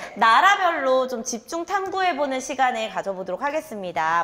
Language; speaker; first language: Korean; native; Korean